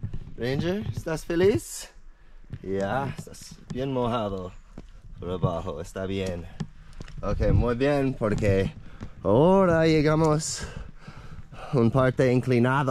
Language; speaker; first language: Spanish; non-native, fluent; English